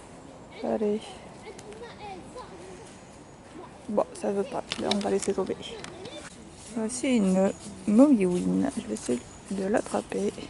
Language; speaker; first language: French; native; French